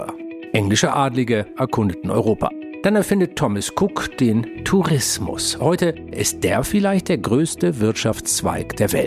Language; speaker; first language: German; native; German